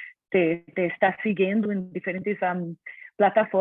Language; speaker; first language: Portuguese; non-native, fluent; Spanish